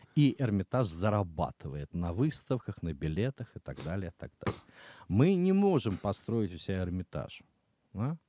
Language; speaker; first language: Russian; native; Russian